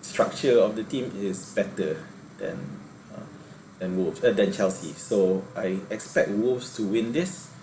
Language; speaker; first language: English; non-native, local second language; Malay